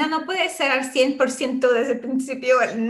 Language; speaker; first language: Spanish; non-native, fluent; French